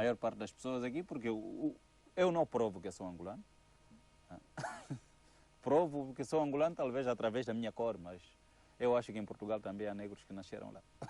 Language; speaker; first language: Portuguese; native; Portuguese